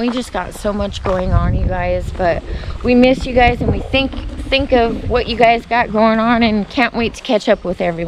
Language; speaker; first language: English; native; English